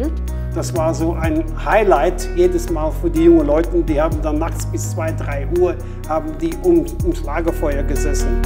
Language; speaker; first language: German; non-native, fluent; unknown